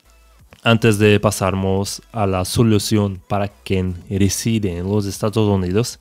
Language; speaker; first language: Spanish; non-native, fluent; Portuguese